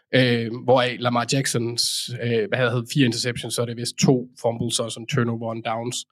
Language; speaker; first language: Danish; native; Danish